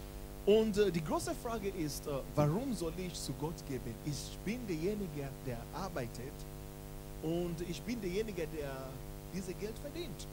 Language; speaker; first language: German; non-native, learner; English